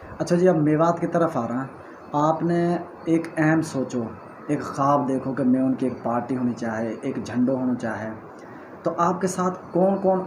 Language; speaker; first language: Urdu; non-native, local second language; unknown